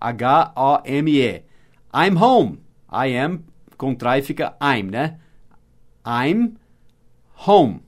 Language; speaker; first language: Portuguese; non-native, fluent; English